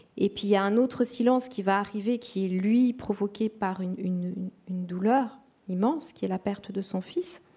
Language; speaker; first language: French; non-native, local second language; Kinyarwanda